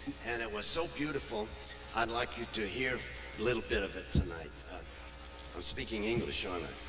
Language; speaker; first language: English; native; English